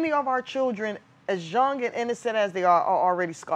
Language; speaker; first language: English; native; English